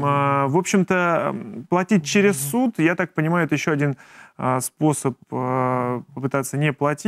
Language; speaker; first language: Russian; native; Russian